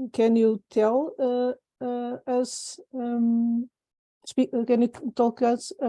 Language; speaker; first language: English; non-native, fluent; Portuguese